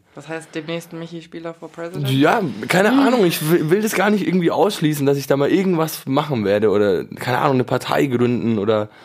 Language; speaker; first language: German; native; German